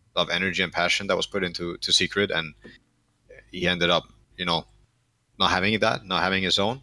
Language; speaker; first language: English; non-native, fluent; Danish